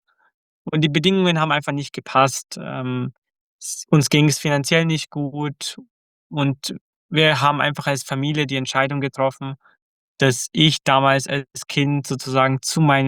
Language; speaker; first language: German; early bilingual, other home language; Croatian